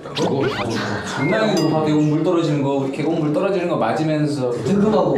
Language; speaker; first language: Korean; native; Korean